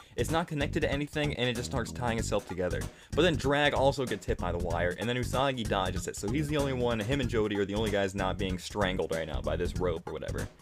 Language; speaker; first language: English; native; English